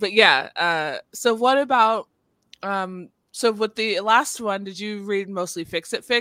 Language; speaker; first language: English; native; English